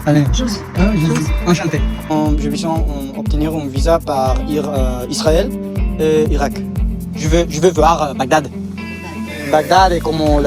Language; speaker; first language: French; non-native, learner; Kazakh